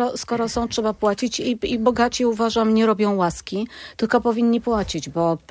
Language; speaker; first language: Polish; native; Polish